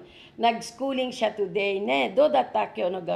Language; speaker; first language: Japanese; non-native, fluent; Filipino